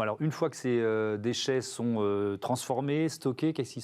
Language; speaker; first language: French; native; French